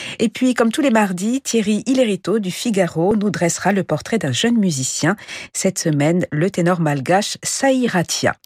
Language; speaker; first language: French; native; French